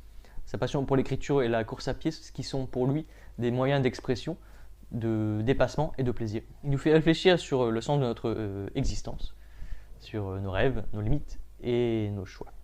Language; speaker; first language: French; native; French